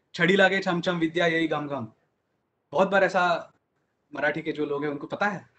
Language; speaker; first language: Hindi; non-native, local second language; Marathi